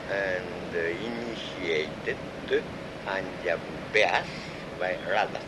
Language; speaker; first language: English; non-native, learner; Japanese